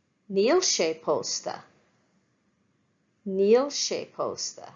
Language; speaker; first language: Irish; non-native, fluent; English